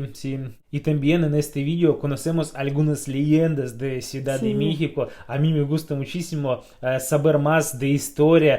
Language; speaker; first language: Spanish; non-native, fluent; Russian